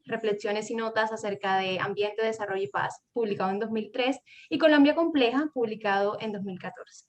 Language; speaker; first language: Spanish; native; Spanish